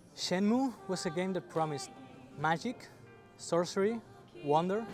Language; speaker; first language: English; non-native, fluent; Spanish